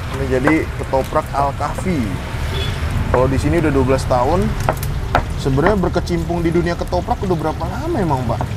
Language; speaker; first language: Indonesian; native; Indonesian